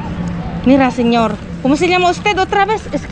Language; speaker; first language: Spanish; non-native, learner; Filipino